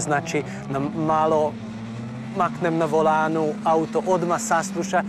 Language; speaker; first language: Serbian; non-native, local second language; Hungarian